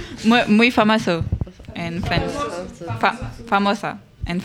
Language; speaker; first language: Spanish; non-native, learner; French